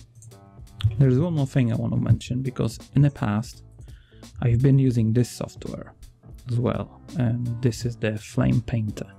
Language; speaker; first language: English; non-native, fluent; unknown